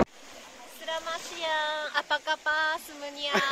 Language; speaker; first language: Indonesian; non-native, learner; Japanese